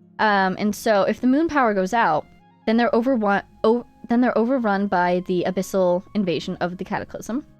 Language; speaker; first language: English; native; English